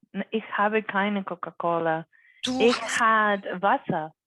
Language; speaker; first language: German; non-native, learner; English